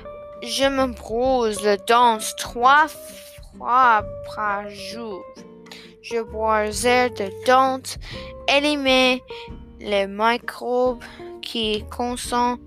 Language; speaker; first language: French; non-native, learner; English